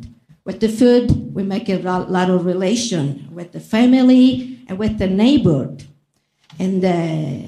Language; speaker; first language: English; non-native, learner; Italian